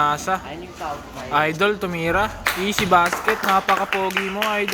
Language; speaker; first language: Filipino; non-native, local second language; Bikol